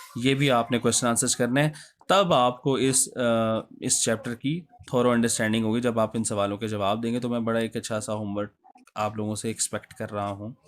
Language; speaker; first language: Urdu; non-native, local second language; Punjabi